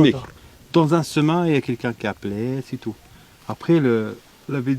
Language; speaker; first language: French; non-native, learner; Arabic